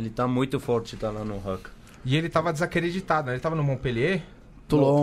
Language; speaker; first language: Portuguese; non-native, learner; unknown